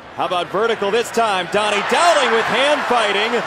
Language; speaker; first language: English; native; English